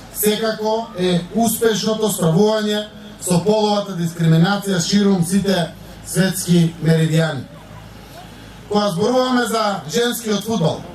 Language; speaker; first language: Macedonian; native; Macedonian